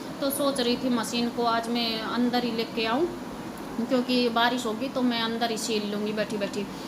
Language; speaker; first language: Hindi; native; Hindi